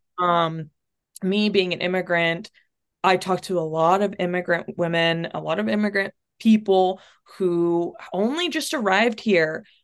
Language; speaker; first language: English; early bilingual, other home language; Spanish